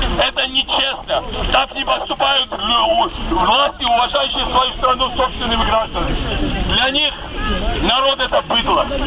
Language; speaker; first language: Russian; non-native, local second language; Georgian